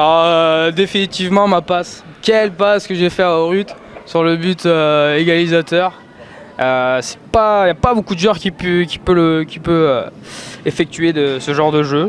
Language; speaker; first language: French; native; French